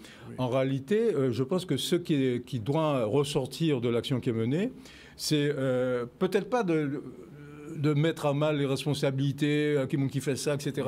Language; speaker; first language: French; native; French